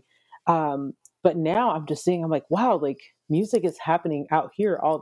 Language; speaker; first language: English; native; English